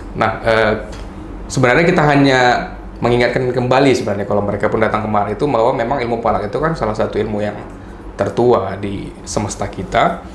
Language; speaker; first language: Indonesian; native; Indonesian